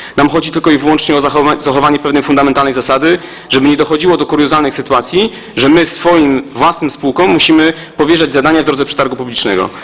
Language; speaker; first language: Polish; native; Polish